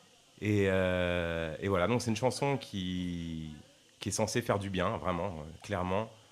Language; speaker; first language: French; native; French